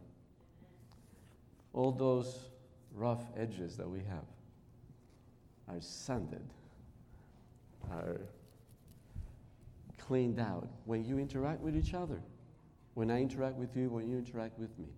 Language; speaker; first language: English; non-native, fluent; Spanish